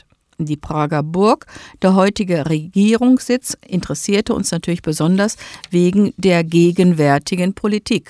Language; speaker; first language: German; native; German